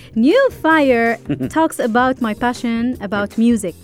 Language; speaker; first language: English; early bilingual, other home language; Romanian